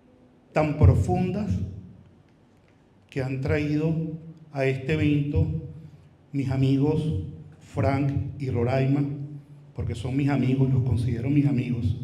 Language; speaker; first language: Spanish; native; Spanish